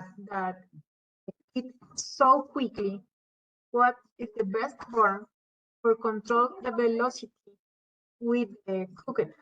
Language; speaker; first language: English; non-native, learner; Spanish